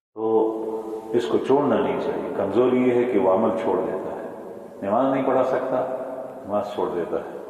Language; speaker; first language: Urdu; non-native, local second language; Pashto